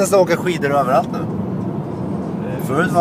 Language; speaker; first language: Swedish; native; Swedish